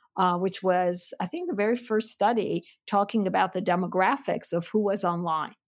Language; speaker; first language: English; non-native, fluent; Armenian